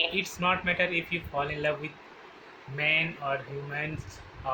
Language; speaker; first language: English; non-native, learner; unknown